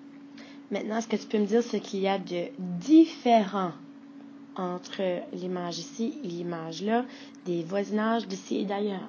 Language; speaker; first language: French; native; French